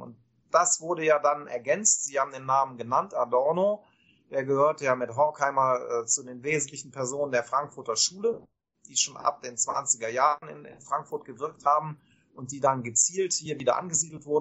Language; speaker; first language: German; native; German